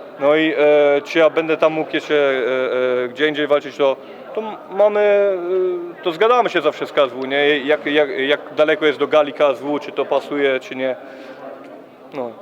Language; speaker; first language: Polish; early bilingual, heritage; Polish